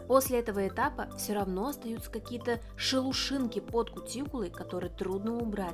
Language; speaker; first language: Russian; native; Russian